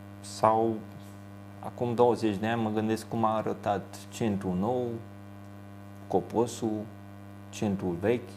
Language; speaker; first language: Romanian; non-native, local second language; Hungarian